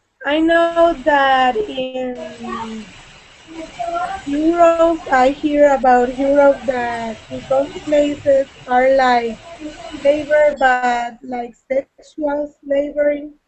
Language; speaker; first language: English; non-native, learner; Spanish